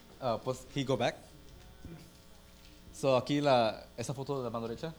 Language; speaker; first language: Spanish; early bilingual, heritage; Spanish